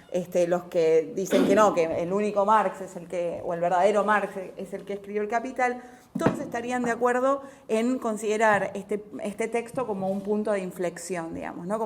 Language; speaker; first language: Spanish; native; Spanish